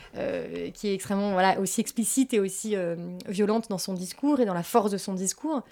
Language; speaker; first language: French; native; French